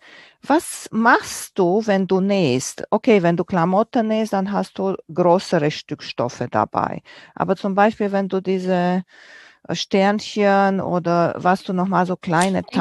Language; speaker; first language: German; non-native, fluent; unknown